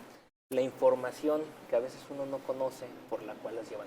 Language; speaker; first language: Spanish; native; Spanish